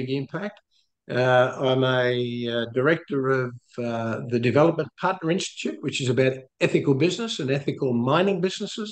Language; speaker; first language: English; native; English